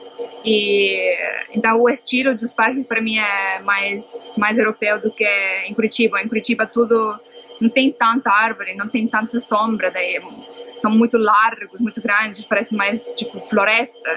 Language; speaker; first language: Portuguese; non-native, fluent; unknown